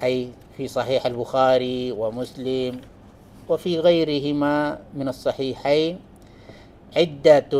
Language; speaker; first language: Arabic; non-native, fluent; Malay